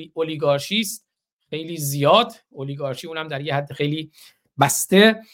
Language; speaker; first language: Persian; non-native, local second language; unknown